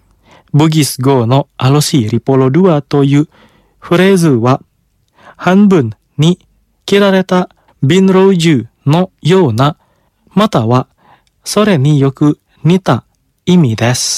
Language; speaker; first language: Japanese; non-native, fluent; Indonesian